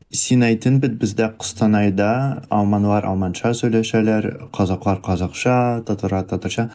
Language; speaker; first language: Tatar; early bilingual, heritage; Russian